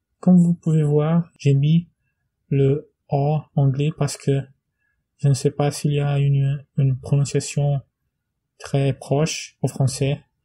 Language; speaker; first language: French; non-native, fluent; Portuguese